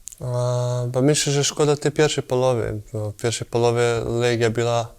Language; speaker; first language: Polish; non-native, fluent; Bosnian